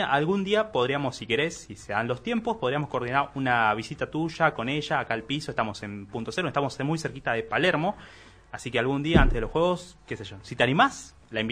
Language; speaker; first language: Spanish; native; Spanish